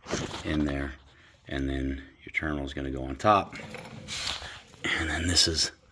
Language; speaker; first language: English; native; English